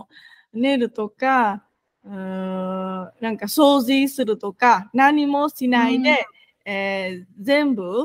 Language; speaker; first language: Japanese; non-native, fluent; Vietnamese